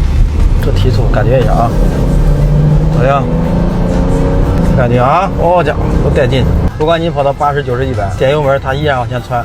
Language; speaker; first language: Chinese; native; Chinese